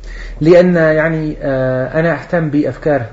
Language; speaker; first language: Arabic; non-native, fluent; Dutch